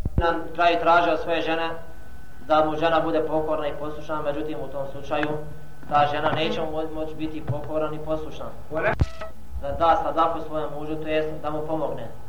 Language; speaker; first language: Bosnian; non-native, fluent; Arabic